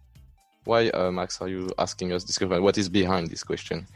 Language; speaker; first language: English; non-native, fluent; French